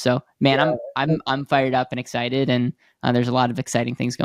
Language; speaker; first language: English; native; English